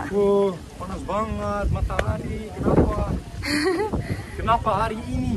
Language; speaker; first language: Indonesian; non-native, learner; Dutch